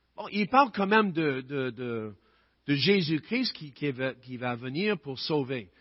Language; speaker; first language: French; non-native, fluent; English